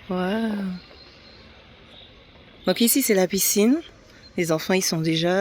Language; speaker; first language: French; native; French